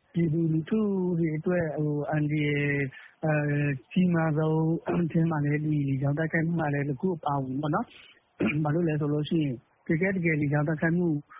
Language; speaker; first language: Burmese; non-native, local second language; Karen languages